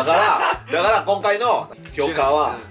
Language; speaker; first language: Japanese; non-native, fluent; Indonesian